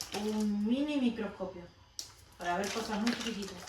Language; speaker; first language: Spanish; native; Spanish